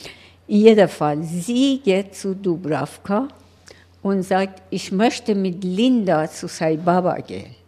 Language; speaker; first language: German; non-native, learner; Persian